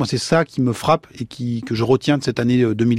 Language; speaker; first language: French; native; French